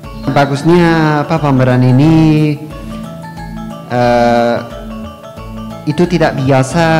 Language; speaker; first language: Indonesian; non-native, learner; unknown